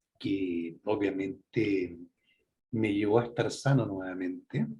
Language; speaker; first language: Spanish; native; Spanish